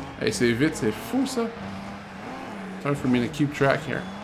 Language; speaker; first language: French; native; French